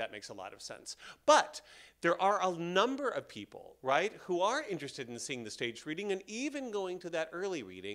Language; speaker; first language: English; native; English